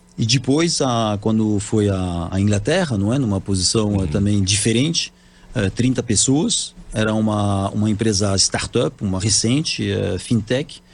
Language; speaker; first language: Portuguese; non-native, fluent; French